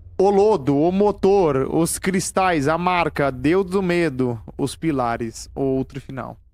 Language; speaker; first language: Portuguese; native; Portuguese